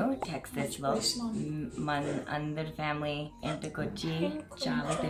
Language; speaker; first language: Telugu; early bilingual, heritage; Telugu